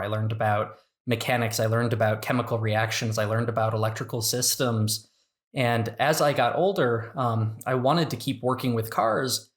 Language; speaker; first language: English; native; English